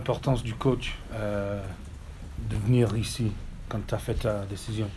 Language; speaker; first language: French; non-native, learner; English